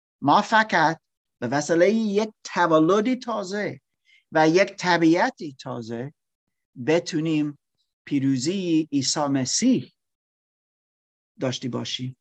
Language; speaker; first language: Persian; non-native, learner; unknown